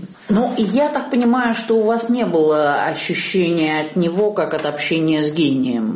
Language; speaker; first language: Russian; native; Russian